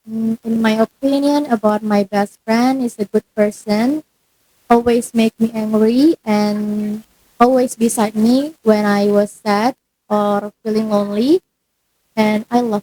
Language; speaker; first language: English; non-native, learner; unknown